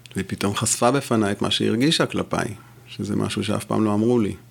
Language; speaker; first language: Hebrew; non-native, local second language; French